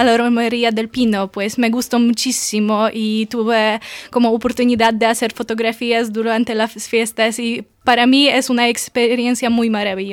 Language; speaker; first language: Spanish; non-native, fluent; Polish